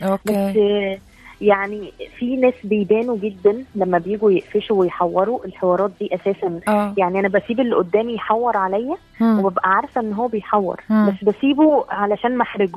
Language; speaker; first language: Arabic; native; Arabic